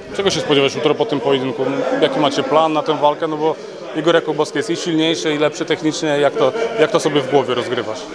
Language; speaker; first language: Polish; native; Polish